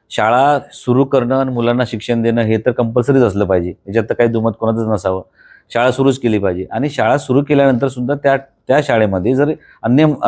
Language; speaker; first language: Marathi; non-native, local second language; Bhili